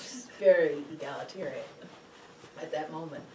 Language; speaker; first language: English; native; English